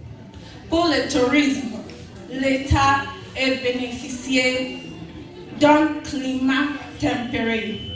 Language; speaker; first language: French; non-native, learner; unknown